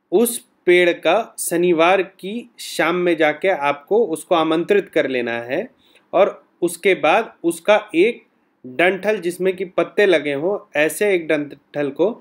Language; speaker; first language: Hindi; native; Hindi